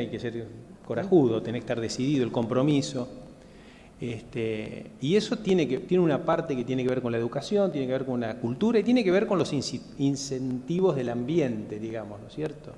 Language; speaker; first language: Spanish; native; Spanish